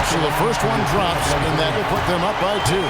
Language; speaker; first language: English; native; English